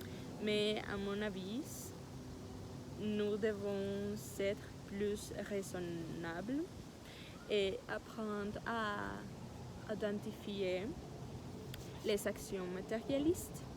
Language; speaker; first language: French; non-native, learner; Spanish